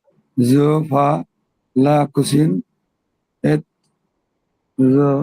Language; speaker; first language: French; non-native, learner; Bangla